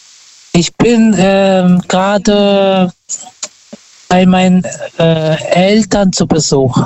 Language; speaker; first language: German; non-native, learner; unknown